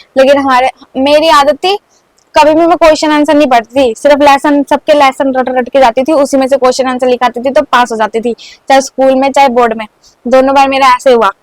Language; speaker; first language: Hindi; non-native, local second language; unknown